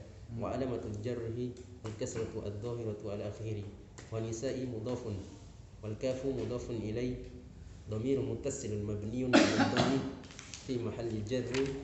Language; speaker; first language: Arabic; non-native, learner; Indonesian